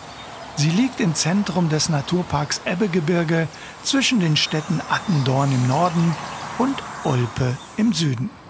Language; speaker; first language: German; native; German